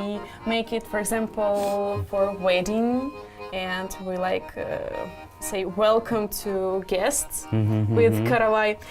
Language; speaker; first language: English; non-native, learner; Russian